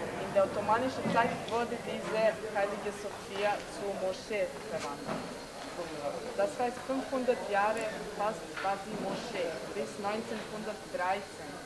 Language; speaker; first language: German; non-native, fluent; Macedonian